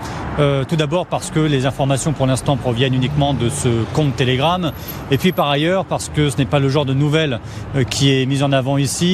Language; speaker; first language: French; native; French